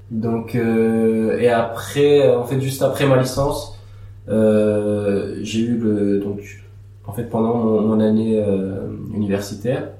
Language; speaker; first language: French; early bilingual, other home language; Aramaic